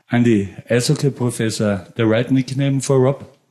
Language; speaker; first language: English; non-native, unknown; German